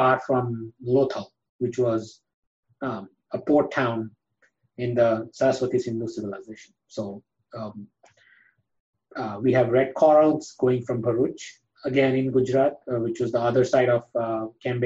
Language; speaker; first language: English; non-native, local second language; Gujarati